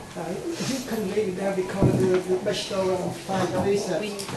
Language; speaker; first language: English; non-native, fluent; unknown